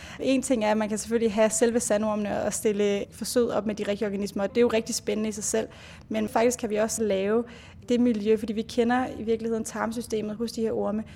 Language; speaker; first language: Danish; native; Danish